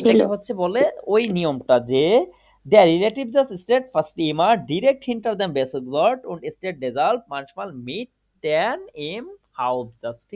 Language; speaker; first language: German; non-native, fluent; Bangla